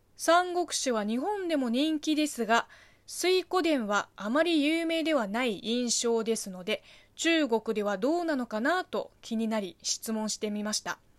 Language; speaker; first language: Japanese; non-native, fluent; Chinese